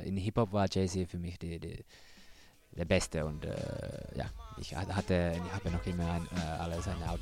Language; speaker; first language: German; non-native, learner; Finnish